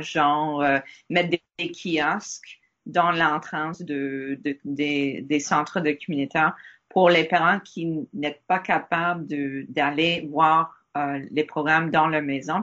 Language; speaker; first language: French; non-native, learner; English